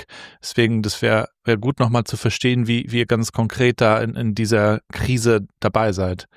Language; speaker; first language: German; native; German